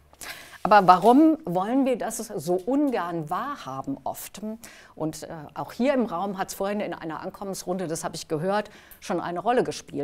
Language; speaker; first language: German; native; German